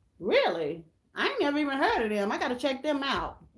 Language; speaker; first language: English; native; English